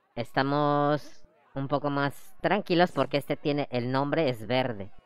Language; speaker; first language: Spanish; native; Spanish